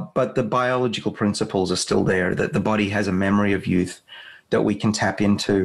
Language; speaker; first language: English; native; English